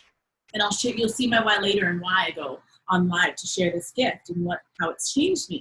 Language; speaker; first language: English; native; English